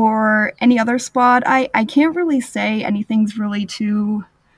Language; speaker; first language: English; native; English